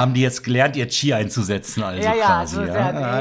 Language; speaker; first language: German; native; German